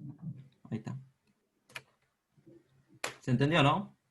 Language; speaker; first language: Spanish; native; Spanish